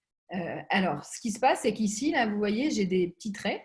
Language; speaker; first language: French; native; French